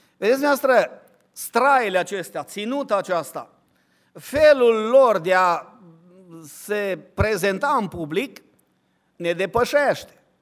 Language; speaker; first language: Romanian; native; Romanian